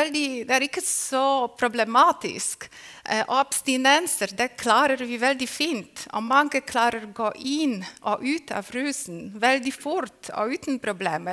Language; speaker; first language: Norwegian; non-native, fluent; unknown